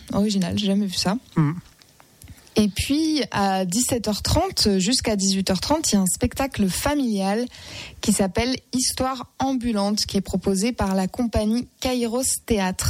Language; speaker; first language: French; native; French